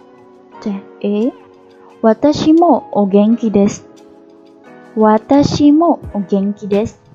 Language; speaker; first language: Japanese; non-native, fluent; Khmer